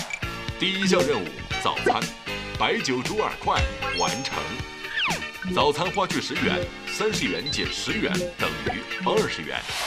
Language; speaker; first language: Chinese; native; Chinese